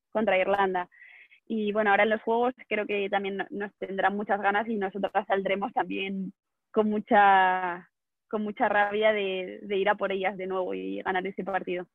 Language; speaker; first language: Spanish; native; Spanish